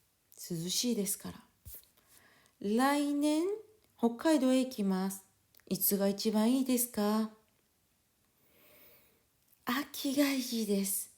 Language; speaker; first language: Japanese; non-native, fluent; French